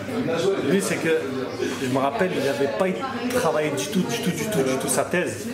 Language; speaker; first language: French; native; French